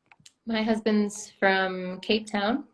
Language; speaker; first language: English; native; English